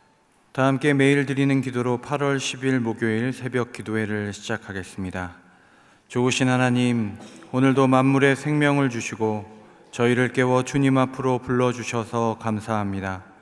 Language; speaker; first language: Korean; native; Korean